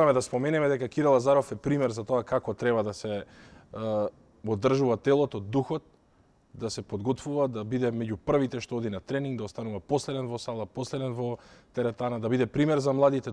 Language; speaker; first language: Macedonian; native; Macedonian